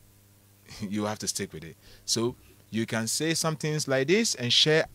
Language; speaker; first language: English; non-native, local second language; Akan